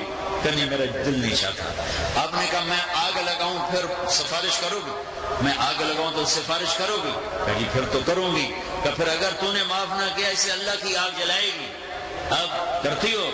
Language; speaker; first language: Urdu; non-native, local second language; Punjabi